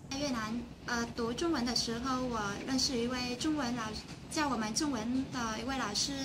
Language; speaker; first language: Chinese; non-native, learner; Vietnamese